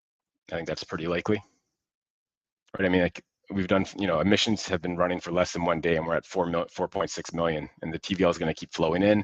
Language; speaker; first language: English; native; English